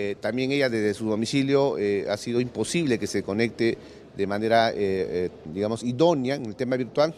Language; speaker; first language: Spanish; native; Spanish